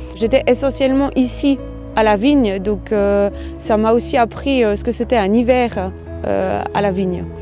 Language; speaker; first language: French; native; French